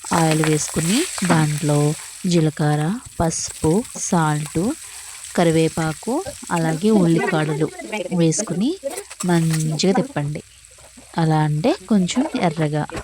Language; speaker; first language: Telugu; native; Telugu